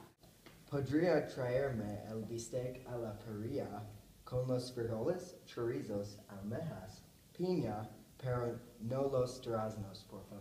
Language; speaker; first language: Spanish; non-native, learner; English